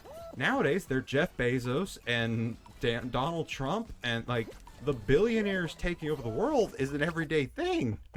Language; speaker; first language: English; native; English